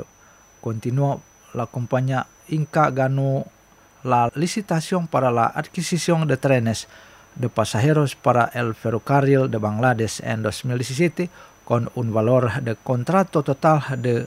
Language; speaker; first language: Spanish; non-native, fluent; Indonesian